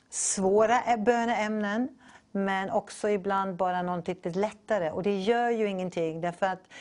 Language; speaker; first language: Swedish; non-native, fluent; English